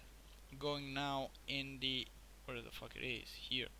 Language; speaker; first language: English; non-native, fluent; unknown